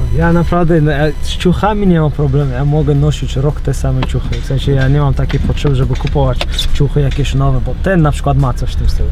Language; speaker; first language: Polish; non-native, fluent; Chechen